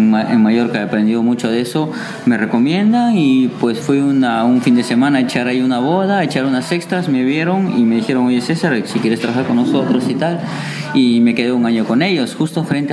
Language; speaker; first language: Spanish; native; Spanish